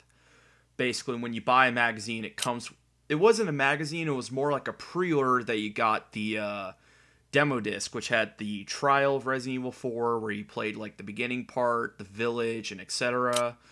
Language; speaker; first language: English; native; English